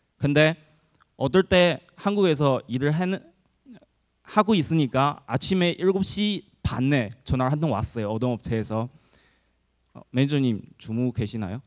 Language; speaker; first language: Korean; non-native, fluent; Chinese